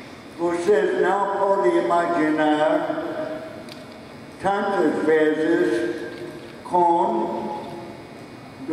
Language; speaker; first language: Portuguese; non-native, fluent; English